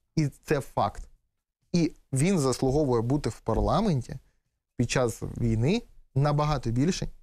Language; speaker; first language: Ukrainian; native; Ukrainian